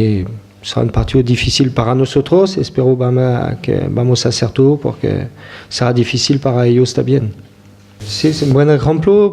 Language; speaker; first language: Spanish; non-native, fluent; French